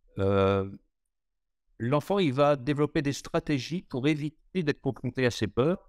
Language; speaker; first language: French; native; French